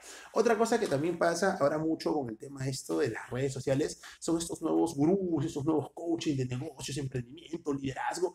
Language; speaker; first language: Spanish; native; Spanish